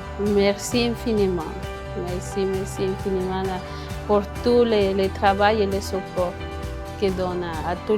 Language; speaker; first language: French; non-native, fluent; Spanish